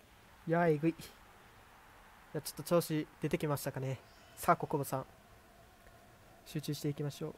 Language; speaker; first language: Japanese; native; Japanese